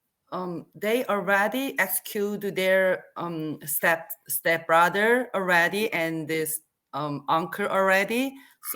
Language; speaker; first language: English; non-native, learner; Korean